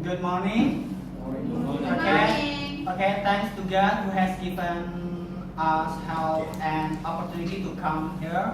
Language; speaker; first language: English; non-native, learner; Indonesian